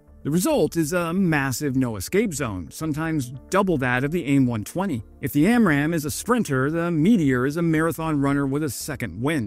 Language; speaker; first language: English; native; English